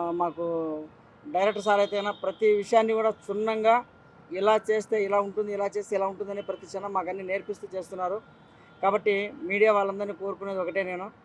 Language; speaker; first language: Telugu; native; Telugu